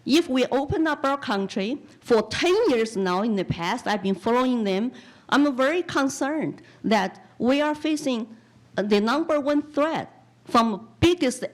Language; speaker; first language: English; non-native, fluent; Chinese